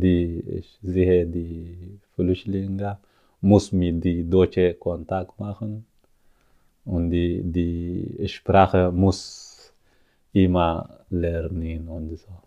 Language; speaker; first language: German; non-native, learner; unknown